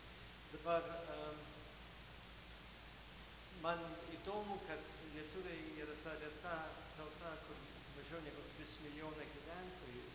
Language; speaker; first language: Lithuanian; early bilingual, heritage; Lithuanian